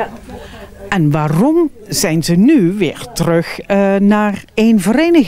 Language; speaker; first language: Dutch; native; Dutch